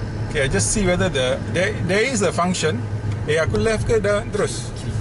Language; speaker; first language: English; non-native, local second language; Malay